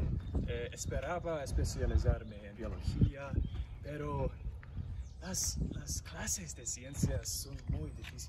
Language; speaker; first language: Spanish; non-native, learner; English